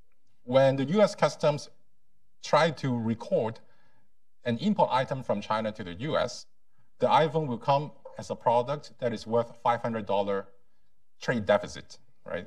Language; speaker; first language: English; non-native, local second language; Cantonese